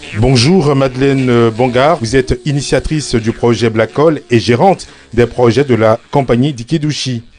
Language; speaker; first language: French; native; French